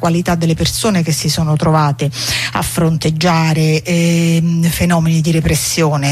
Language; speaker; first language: Italian; native; Italian